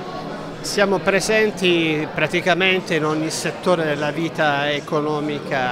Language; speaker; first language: Italian; native; Italian